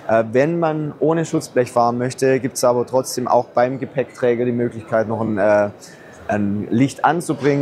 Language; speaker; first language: German; native; German